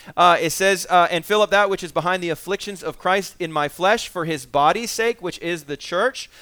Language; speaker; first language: English; native; English